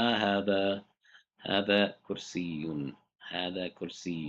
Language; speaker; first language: Arabic; non-native, fluent; English